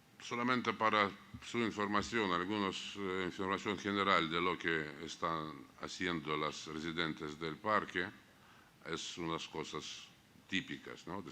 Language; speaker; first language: Spanish; non-native, fluent; Russian